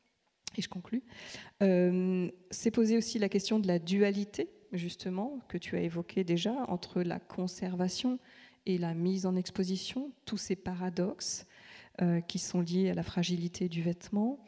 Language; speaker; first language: French; native; French